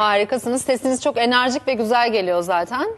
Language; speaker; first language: Turkish; native; Turkish